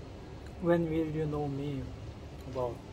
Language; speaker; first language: English; non-native, learner; Korean